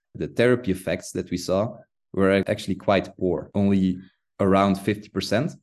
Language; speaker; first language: English; non-native, fluent; Dutch